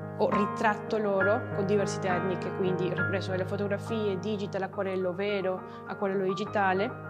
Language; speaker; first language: Italian; non-native, fluent; Spanish